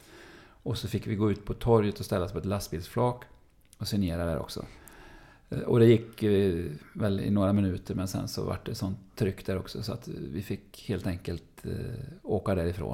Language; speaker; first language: Swedish; native; Swedish